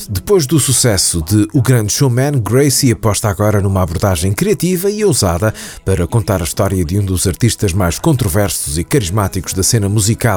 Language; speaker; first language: Portuguese; native; Portuguese